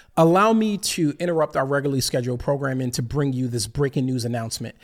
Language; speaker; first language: English; native; English